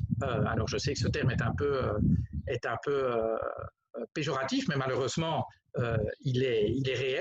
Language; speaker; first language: French; native; French